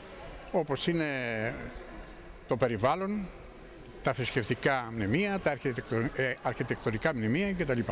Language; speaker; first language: Greek; native; Greek